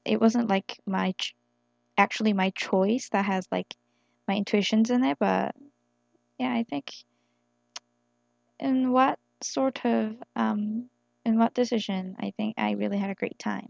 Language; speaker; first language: English; non-native, fluent; Korean